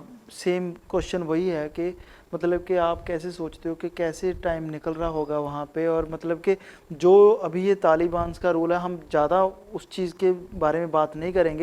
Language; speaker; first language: Hindi; non-native, local second language; Punjabi